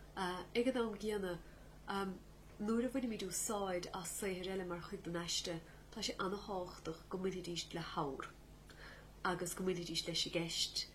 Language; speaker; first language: Irish; native; Irish